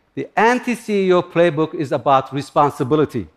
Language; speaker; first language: English; non-native, fluent; Turkish